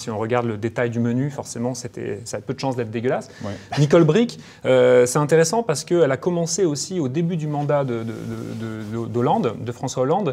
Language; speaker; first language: French; native; French